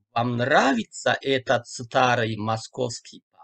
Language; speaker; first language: Russian; non-native, fluent; Turkish